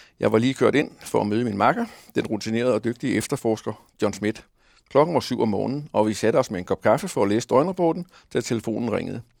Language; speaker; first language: Danish; native; Danish